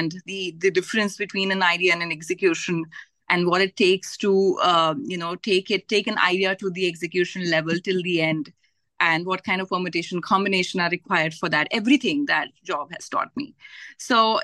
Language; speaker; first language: English; non-native, local second language; Hindi